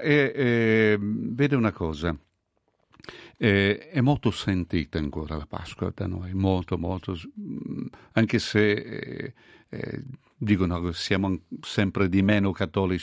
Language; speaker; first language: Italian; non-native, fluent; Portuguese